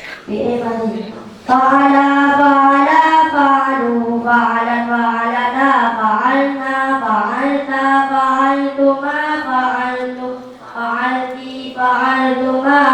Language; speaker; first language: Arabic; non-native, learner; Achinese